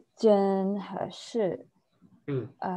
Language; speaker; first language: Chinese; non-native, learner; English